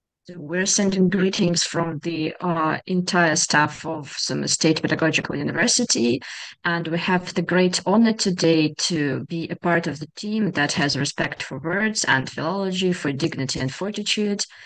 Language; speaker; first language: English; non-native, fluent; Ukrainian